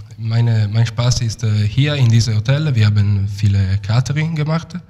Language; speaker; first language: German; non-native, learner; Italian